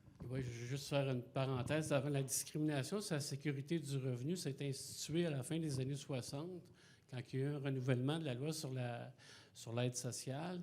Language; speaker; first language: French; native; French